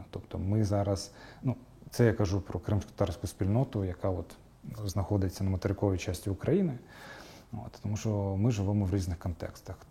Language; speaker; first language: Ukrainian; non-native, local second language; Crimean Tatar